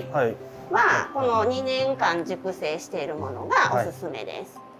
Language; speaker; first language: Japanese; native; Japanese